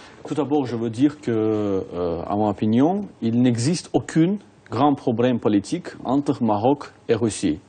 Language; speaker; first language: French; non-native, fluent; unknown